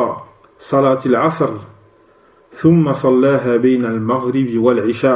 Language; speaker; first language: Arabic; non-native, fluent; French